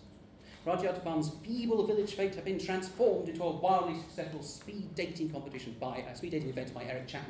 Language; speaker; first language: English; native; English